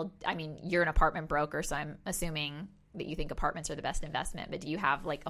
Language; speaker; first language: English; native; English